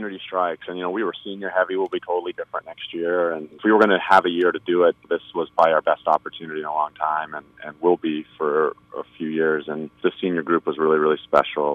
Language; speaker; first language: English; native; English